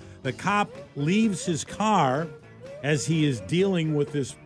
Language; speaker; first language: English; native; English